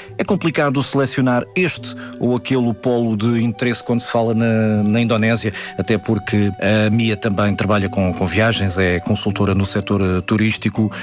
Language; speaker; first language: Portuguese; native; Portuguese